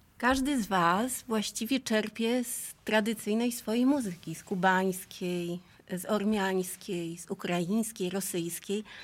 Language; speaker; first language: Polish; native; Polish